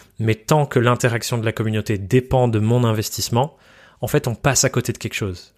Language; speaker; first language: French; native; French